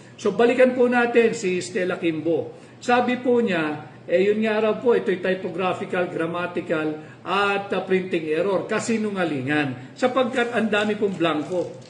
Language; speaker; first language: Filipino; native; Filipino